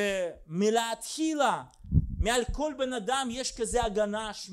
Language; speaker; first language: Hebrew; non-native, fluent; Russian